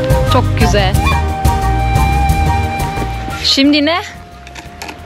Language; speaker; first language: Turkish; non-native, learner; German